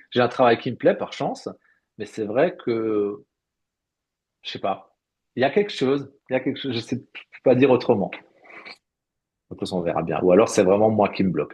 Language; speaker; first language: French; native; French